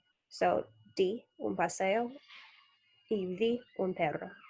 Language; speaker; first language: Spanish; non-native, fluent; English